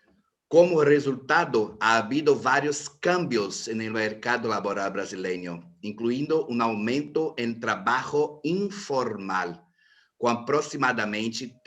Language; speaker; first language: Spanish; non-native, fluent; Portuguese